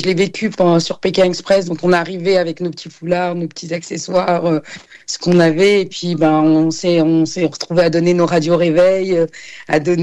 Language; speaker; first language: French; non-native, local second language; Arabic